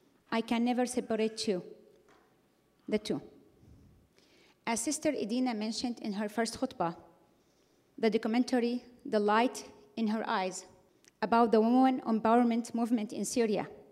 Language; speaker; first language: English; non-native, fluent; Arabic